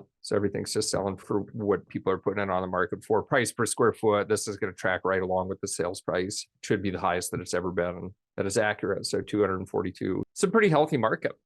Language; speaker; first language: English; native; English